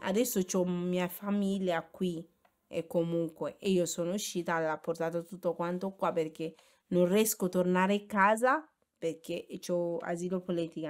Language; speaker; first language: Italian; non-native, learner; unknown